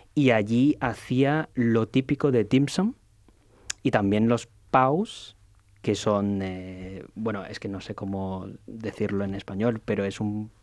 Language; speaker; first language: Spanish; non-native, fluent; Cantonese